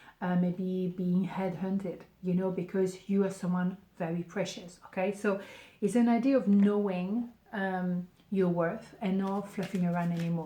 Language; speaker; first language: English; non-native, fluent; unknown